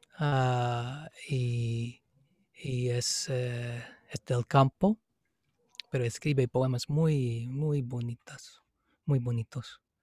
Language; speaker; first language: Spanish; non-native, fluent; English